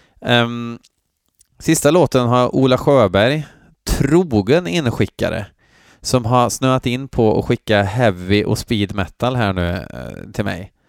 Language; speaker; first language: Swedish; native; Swedish